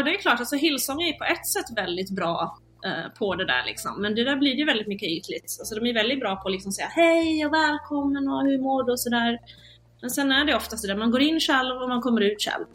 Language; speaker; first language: Swedish; native; Swedish